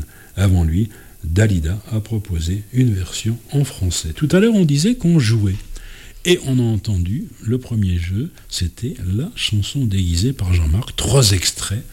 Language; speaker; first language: French; native; French